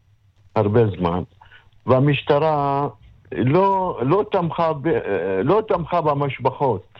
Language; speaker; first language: Hebrew; non-native, local second language; Arabic